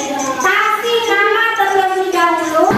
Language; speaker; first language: Indonesian; native; Indonesian